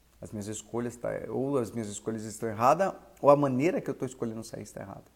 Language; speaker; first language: Portuguese; native; Portuguese